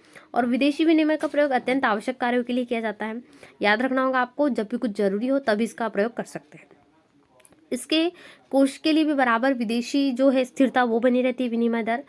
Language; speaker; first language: Hindi; native; Hindi